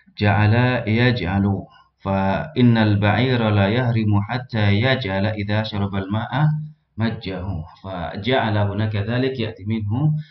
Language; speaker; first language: Arabic; non-native, fluent; Indonesian